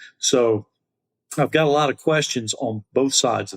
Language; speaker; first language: English; native; English